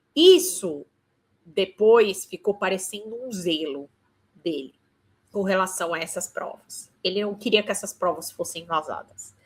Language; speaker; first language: Portuguese; native; Portuguese